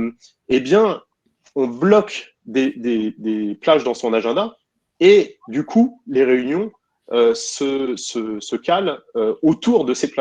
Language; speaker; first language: French; native; French